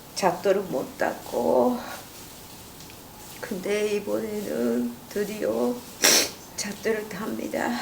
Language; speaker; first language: Korean; non-native, learner; Japanese